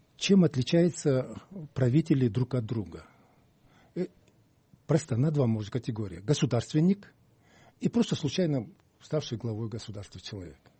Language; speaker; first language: Russian; non-native, local second language; Kyrgyz